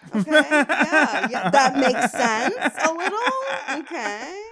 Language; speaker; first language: English; native; English